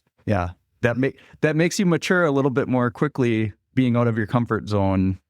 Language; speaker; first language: English; native; English